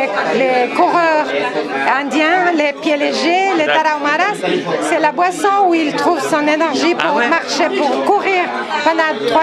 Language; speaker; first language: French; non-native, fluent; Spanish